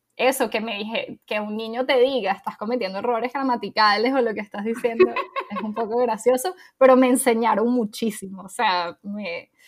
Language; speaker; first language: Spanish; native; Spanish